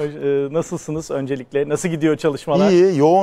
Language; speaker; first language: Turkish; native; Turkish